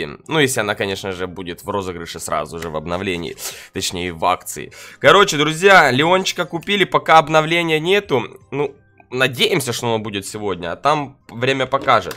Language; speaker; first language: Russian; native; Russian